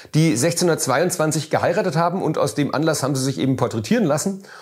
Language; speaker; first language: German; native; German